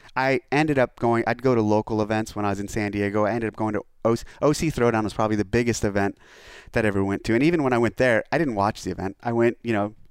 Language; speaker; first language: English; native; English